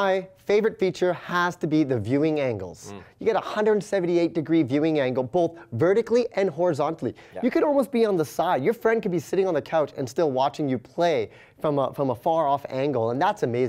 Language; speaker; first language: English; native; English